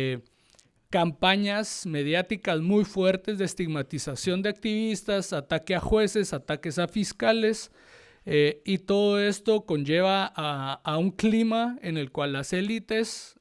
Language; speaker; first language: Spanish; native; Spanish